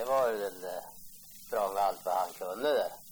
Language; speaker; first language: Swedish; native; Swedish